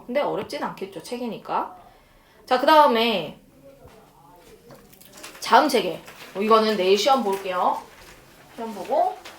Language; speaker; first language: Korean; native; Korean